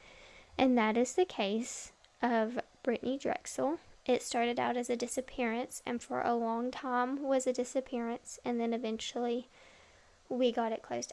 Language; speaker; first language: English; native; English